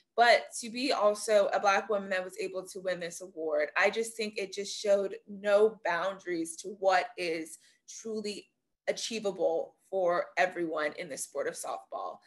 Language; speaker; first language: English; native; English